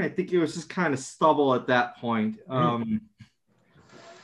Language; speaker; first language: English; native; English